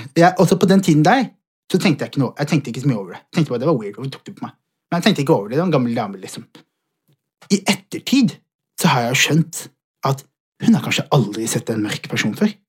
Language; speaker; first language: Norwegian; early bilingual, other home language; Somali